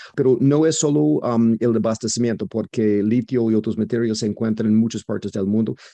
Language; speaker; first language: Spanish; non-native, fluent; English